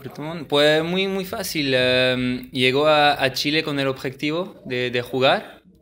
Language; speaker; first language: Spanish; early bilingual, heritage; French